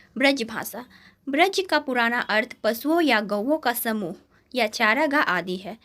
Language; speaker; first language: Hindi; native; Hindi